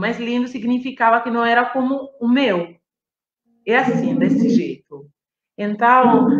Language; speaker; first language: Portuguese; non-native, fluent; Italian